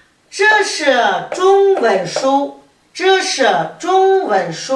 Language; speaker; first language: Chinese; non-native, fluent; Kazakh